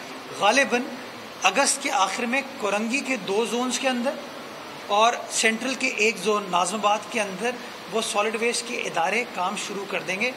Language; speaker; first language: Urdu; native; Urdu